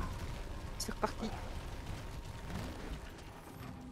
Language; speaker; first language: French; native; French